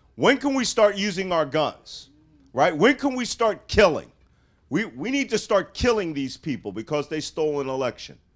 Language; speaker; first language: English; native; English